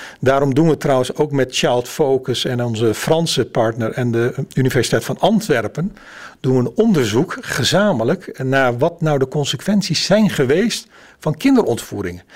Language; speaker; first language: Dutch; native; Dutch